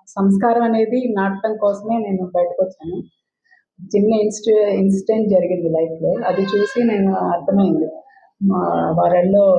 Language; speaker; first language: Telugu; native; Telugu